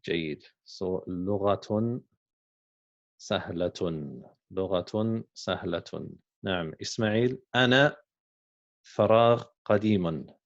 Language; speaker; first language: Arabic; non-native, fluent; English